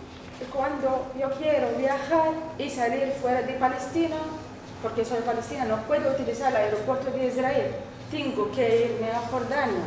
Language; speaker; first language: Spanish; non-native, learner; Arabic